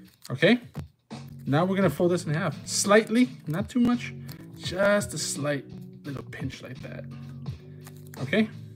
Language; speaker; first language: English; early bilingual, other home language; Spanish